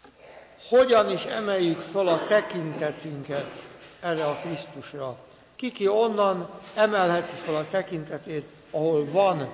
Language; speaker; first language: Hungarian; native; Hungarian